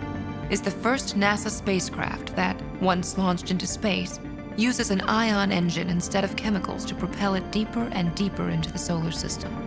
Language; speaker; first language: English; native; English